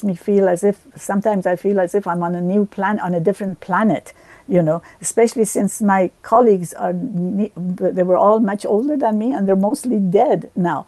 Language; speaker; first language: English; native; English